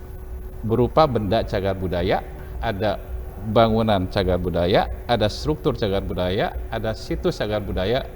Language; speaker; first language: Indonesian; native; Indonesian